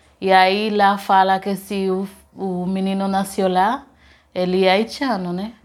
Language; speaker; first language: Portuguese; non-native, fluent; Haitian Creole